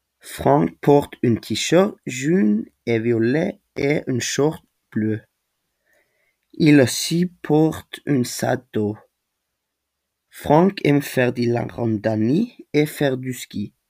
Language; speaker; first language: French; non-native, learner; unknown